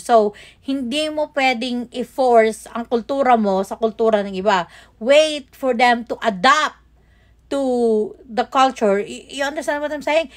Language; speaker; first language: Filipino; non-native, local second language; Iloko